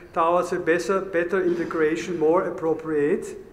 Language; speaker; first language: English; non-native, fluent; German